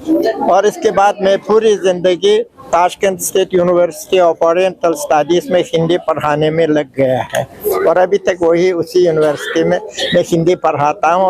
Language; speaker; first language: Hindi; non-native, fluent; Uzbek